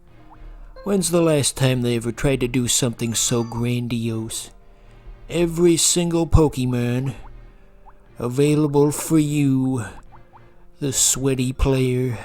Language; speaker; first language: English; native; English